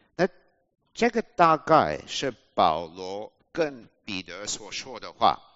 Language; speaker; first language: Chinese; non-native, fluent; English